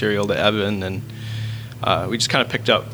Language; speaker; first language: English; native; English